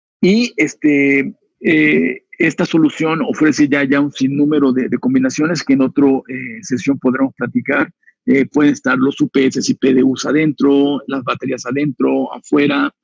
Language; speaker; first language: Spanish; native; Spanish